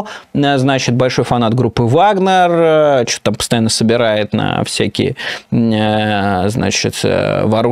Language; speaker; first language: Russian; native; Russian